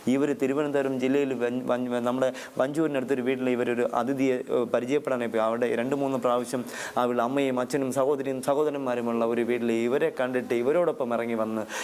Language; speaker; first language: Malayalam; native; Malayalam